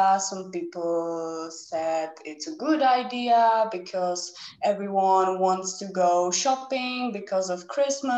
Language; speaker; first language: English; non-native, learner; Czech